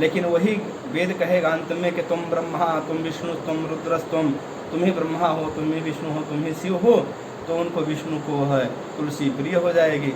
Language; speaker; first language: Hindi; native; Hindi